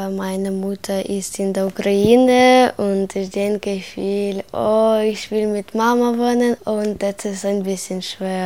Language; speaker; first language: German; non-native, learner; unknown